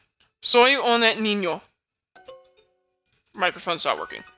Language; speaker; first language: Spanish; non-native, learner; English